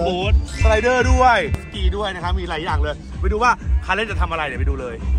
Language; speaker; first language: Thai; native; Thai